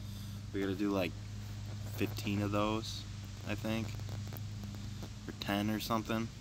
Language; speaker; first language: English; native; English